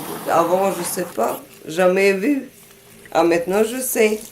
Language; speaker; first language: French; non-native, learner; Albanian